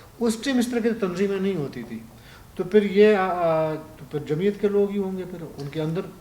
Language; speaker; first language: Urdu; non-native, local second language; Baluchi